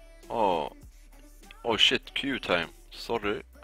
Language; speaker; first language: English; non-native, fluent; Swedish